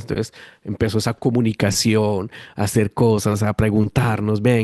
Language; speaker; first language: Spanish; native; Spanish